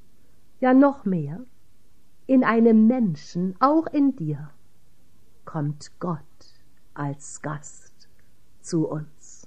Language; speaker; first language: German; native; German